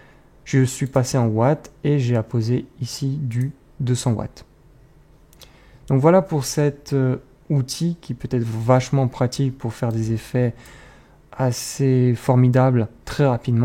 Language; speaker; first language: French; native; French